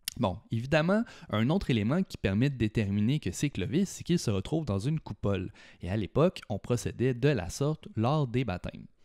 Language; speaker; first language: French; native; French